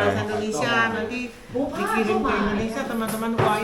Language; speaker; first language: Indonesian; native; Indonesian